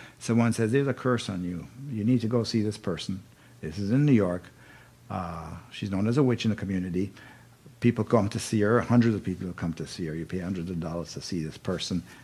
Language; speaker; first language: English; native; English